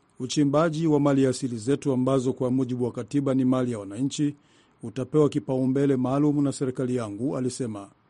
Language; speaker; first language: Swahili; non-native, local second language; Rundi